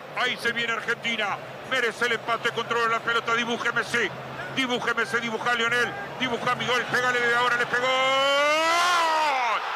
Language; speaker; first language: Spanish; native; Spanish